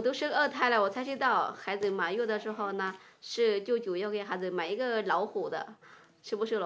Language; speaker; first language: Chinese; non-native, fluent; Lao